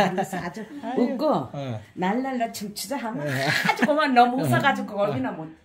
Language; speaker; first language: Korean; native; Korean